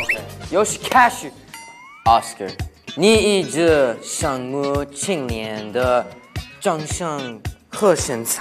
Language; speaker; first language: Chinese; non-native, learner; English